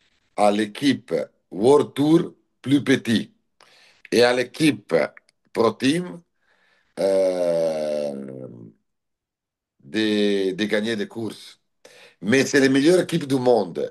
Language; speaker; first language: French; non-native, learner; Italian